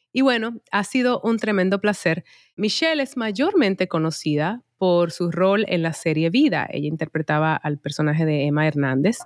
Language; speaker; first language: Spanish; native; Spanish